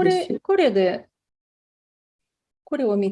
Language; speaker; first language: Japanese; non-native, fluent; Tatar